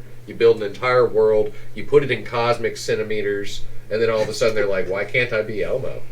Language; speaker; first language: English; native; English